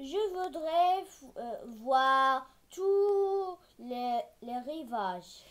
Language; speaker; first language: French; non-native, learner; Arabic